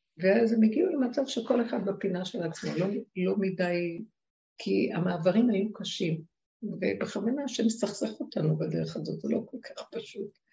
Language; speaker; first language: Hebrew; native; Hebrew